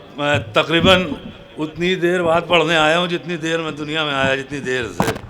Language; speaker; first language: Urdu; native; Urdu